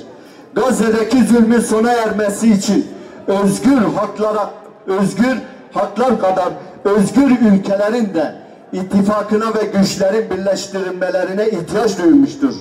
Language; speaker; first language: Turkish; native; Turkish